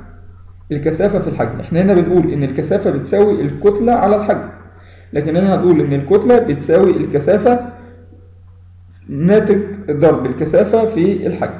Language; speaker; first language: Arabic; native; Arabic